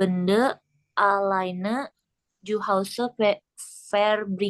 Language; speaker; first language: German; non-native, learner; Indonesian